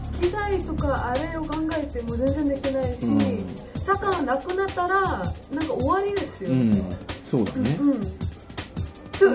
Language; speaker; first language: Japanese; non-native, fluent; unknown